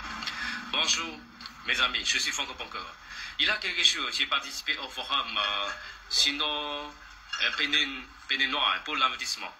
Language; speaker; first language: French; non-native, fluent; Chinese